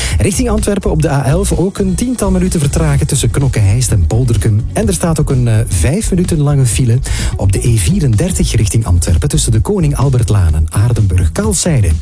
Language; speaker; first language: Dutch; native; Dutch